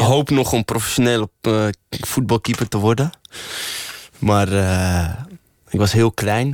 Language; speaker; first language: Dutch; early bilingual, other home language; Arabic